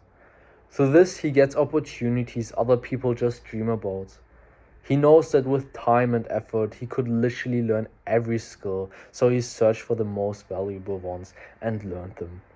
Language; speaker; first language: English; non-native, fluent; German